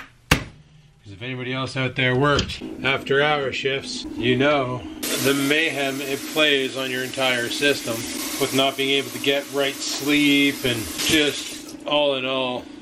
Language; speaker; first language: English; native; English